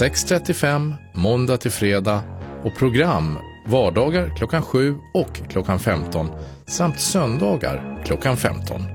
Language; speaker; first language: Swedish; native; Swedish